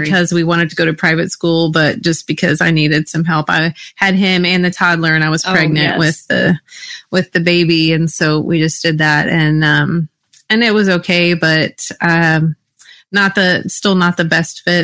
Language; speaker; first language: English; native; English